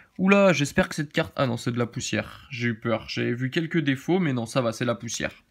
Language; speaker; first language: French; native; French